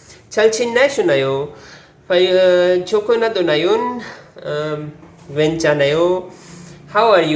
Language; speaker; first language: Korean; non-native, learner; Urdu